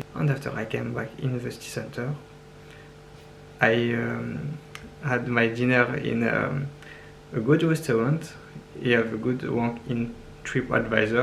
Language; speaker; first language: English; non-native, learner; French